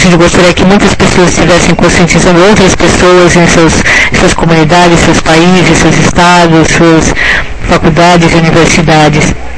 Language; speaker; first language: Portuguese; native; Portuguese